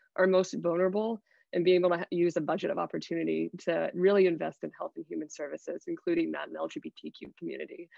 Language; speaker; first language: English; native; English